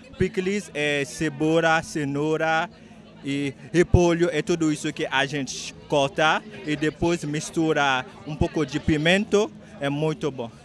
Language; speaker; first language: Portuguese; non-native, learner; Haitian Creole